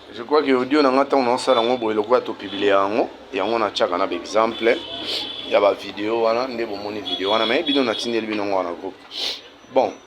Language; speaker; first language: Lingala; native; Lingala